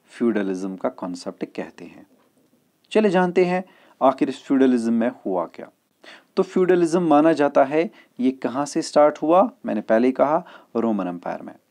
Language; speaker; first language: Hindi; non-native, local second language; Kashmiri